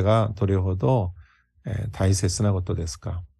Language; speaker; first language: Japanese; non-native, fluent; Korean